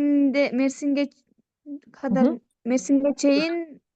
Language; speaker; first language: Turkish; non-native, learner; Kyrgyz